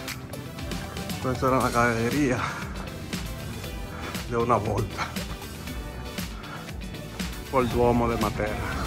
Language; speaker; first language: Italian; non-native, learner; Spanish